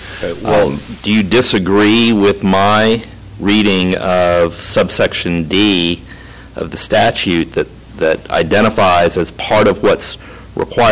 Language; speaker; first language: English; native; English